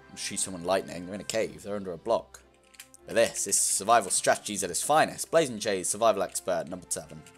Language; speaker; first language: English; native; English